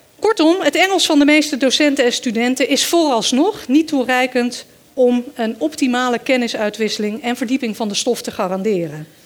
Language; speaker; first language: Dutch; early bilingual, other home language; Danish